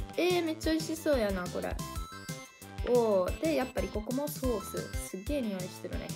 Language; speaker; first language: Japanese; non-native, fluent; Italian